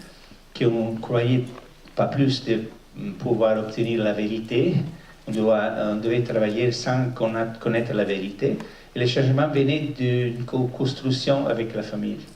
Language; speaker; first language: French; non-native, fluent; Italian